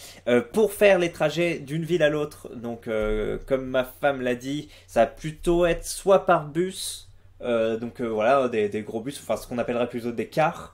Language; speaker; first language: French; native; French